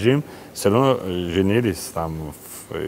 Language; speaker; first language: Russian; non-native, local second language; Chechen